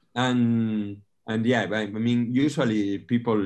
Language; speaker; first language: English; non-native, fluent; Spanish